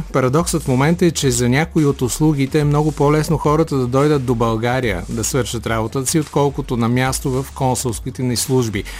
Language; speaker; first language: Bulgarian; native; Bulgarian